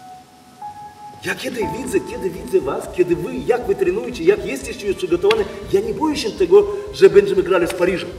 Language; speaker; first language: Polish; non-native, learner; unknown